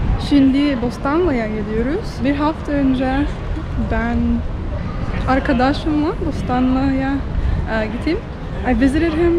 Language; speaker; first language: Turkish; non-native, learner; English